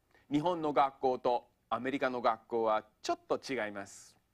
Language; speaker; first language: Japanese; non-native, fluent; English